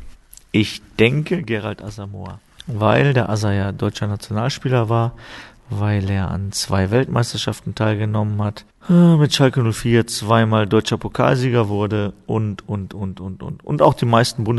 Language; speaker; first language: German; native; German